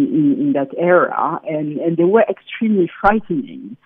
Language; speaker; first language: English; non-native, fluent; French